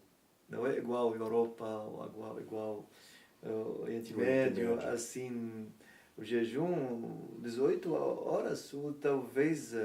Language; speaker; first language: Portuguese; non-native, learner; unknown